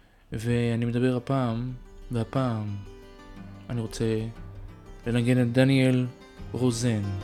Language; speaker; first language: Hebrew; native; Hebrew